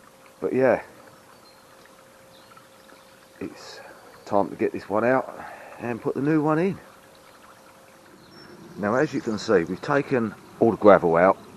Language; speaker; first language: English; native; English